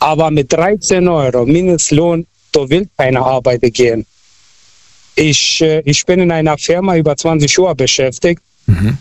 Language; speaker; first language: German; non-native, local second language; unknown